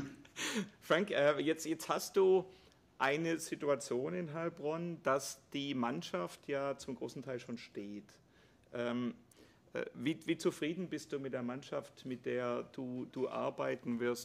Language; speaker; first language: German; native; German